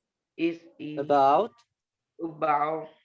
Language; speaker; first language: English; non-native, learner; Vietnamese